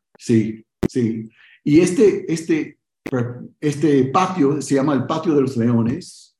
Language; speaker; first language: Spanish; early bilingual, heritage; Spanish